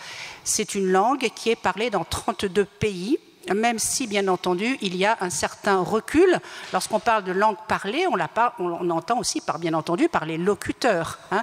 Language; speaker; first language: French; native; French